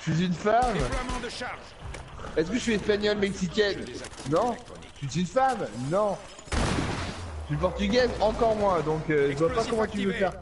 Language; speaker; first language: French; native; French